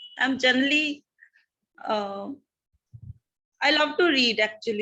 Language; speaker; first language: English; non-native, learner; Hindi